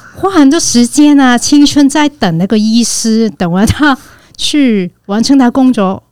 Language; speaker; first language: Chinese; non-native, fluent; Cantonese